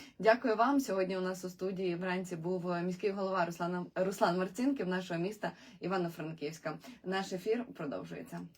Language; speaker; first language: Ukrainian; native; Ukrainian